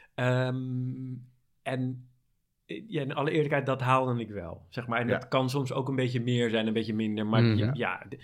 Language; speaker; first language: Dutch; native; Dutch